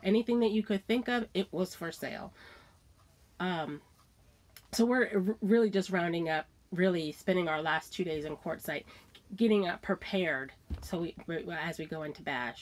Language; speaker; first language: English; native; English